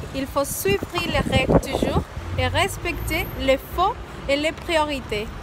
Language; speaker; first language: French; non-native, learner; Spanish